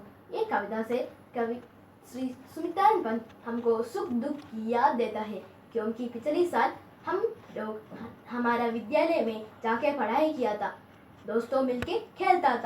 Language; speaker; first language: Hindi; non-native, learner; Malayalam